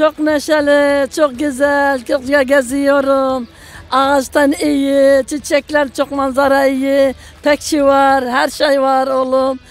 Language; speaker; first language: Turkish; non-native, local second language; Arabic